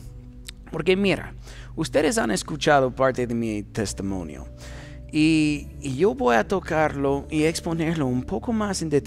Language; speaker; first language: Spanish; non-native, fluent; English